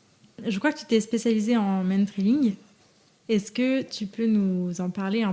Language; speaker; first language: French; native; French